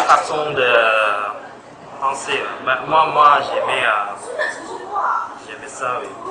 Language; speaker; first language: French; non-native, fluent; Korean